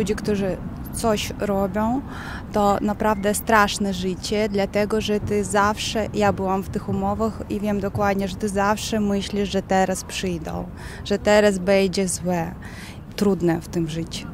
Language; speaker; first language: Polish; non-native, learner; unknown